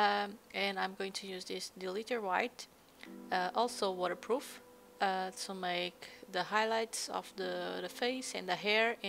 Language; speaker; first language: English; non-native, fluent; Portuguese